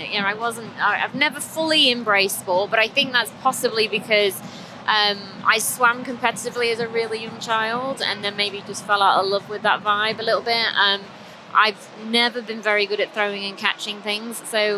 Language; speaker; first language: English; native; English